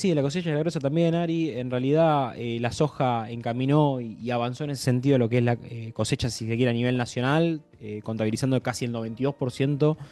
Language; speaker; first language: Spanish; native; Spanish